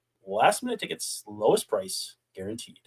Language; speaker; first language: English; native; English